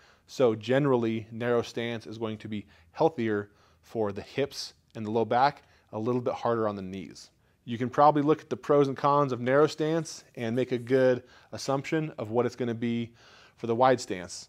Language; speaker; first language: English; native; English